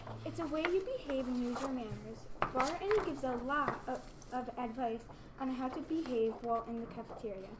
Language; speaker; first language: English; native; English